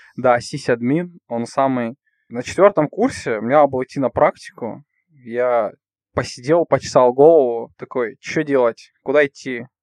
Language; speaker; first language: Russian; native; Russian